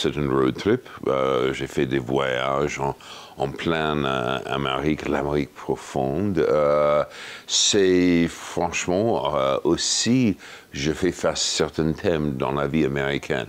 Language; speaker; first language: French; non-native, fluent; English